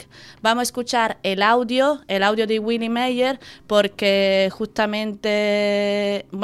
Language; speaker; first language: Spanish; native; Spanish